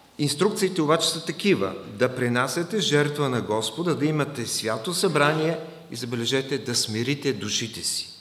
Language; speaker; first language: Bulgarian; non-native, fluent; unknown